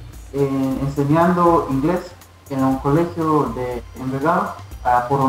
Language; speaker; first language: Spanish; non-native, fluent; English